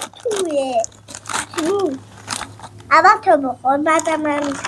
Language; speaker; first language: Persian; non-native, learner; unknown